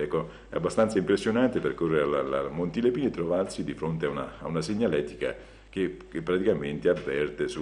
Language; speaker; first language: Italian; native; Italian